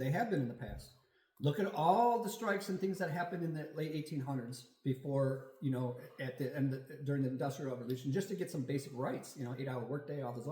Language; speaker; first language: English; native; English